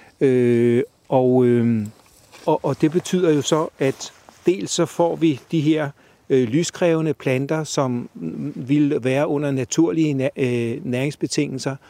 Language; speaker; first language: Danish; native; Danish